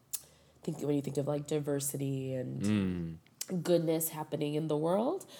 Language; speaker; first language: English; native; English